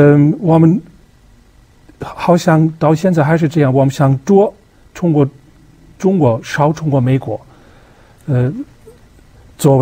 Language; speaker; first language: Chinese; non-native, fluent; German